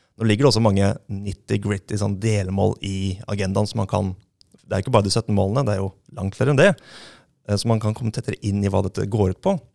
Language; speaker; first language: Norwegian; native; Norwegian